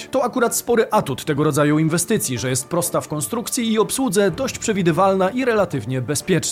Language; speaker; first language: Polish; native; Polish